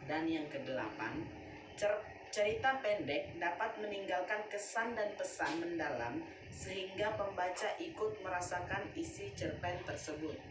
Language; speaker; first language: Indonesian; native; Indonesian